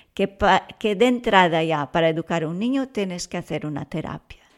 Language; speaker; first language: Spanish; non-native, fluent; Portuguese